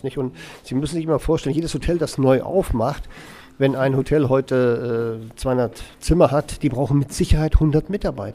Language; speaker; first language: German; native; German